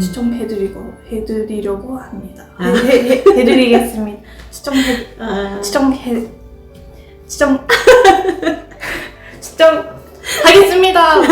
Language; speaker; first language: Korean; non-native, learner; Japanese